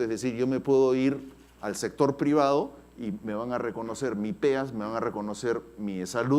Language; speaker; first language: Spanish; native; Spanish